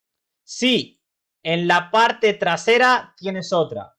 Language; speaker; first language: Spanish; non-native, fluent; Urdu